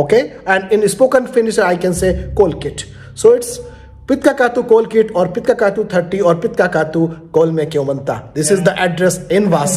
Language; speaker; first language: English; non-native, local second language; Hindi